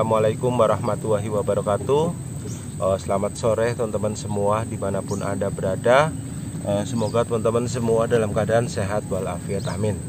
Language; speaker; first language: Indonesian; native; Indonesian